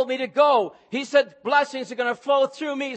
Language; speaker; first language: English; native; English